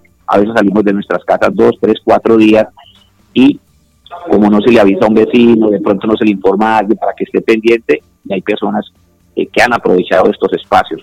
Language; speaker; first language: Spanish; native; Spanish